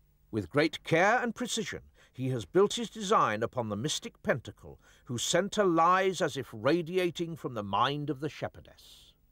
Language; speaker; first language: English; native; English